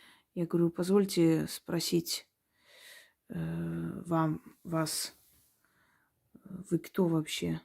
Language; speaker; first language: Russian; native; Russian